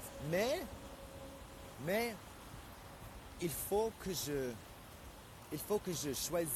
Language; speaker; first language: French; non-native, fluent; English